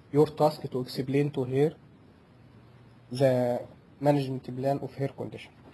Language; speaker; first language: English; non-native, fluent; Arabic